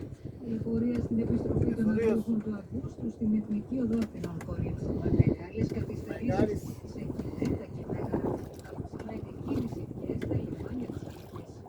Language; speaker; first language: Greek; native; Greek